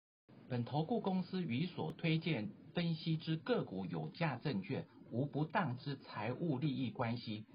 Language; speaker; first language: Chinese; native; Chinese